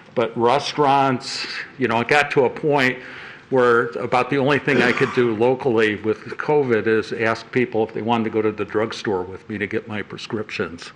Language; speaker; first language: English; native; English